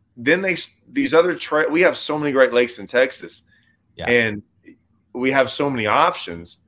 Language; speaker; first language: English; native; English